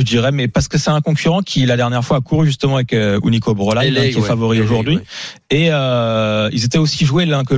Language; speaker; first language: French; native; French